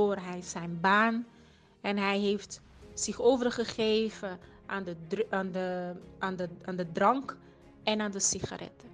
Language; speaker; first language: Dutch; non-native, fluent; Portuguese